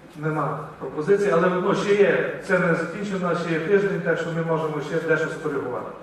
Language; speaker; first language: Ukrainian; native; Ukrainian